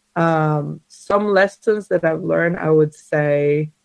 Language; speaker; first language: English; early bilingual, other home language; Spanish